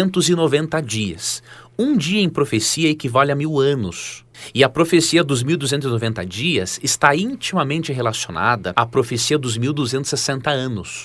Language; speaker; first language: Portuguese; native; Portuguese